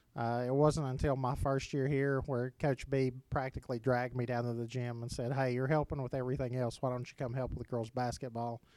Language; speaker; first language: English; native; English